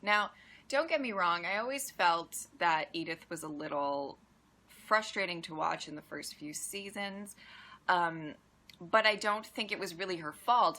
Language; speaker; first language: English; native; English